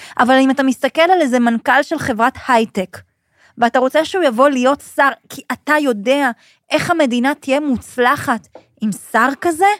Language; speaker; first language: Hebrew; native; Hebrew